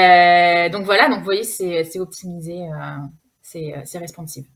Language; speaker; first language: French; native; French